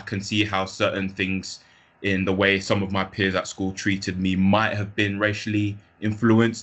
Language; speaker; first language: English; native; English